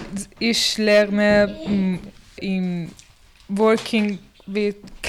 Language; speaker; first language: German; non-native, learner; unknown